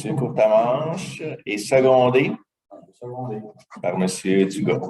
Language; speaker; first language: French; native; French